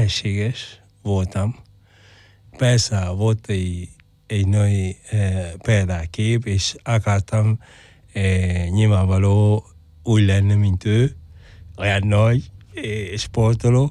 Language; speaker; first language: Hungarian; non-native, fluent; Spanish